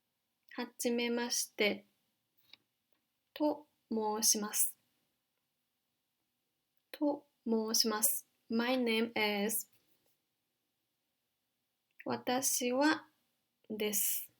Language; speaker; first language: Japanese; non-native, fluent; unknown